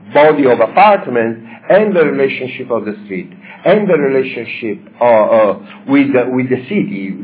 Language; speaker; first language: English; non-native, fluent; Italian